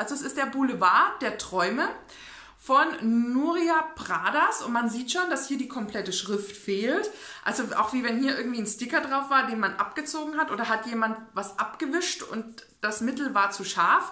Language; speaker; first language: German; native; German